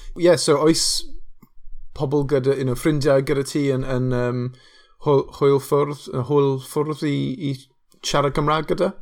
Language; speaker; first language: Welsh; non-native, local second language; English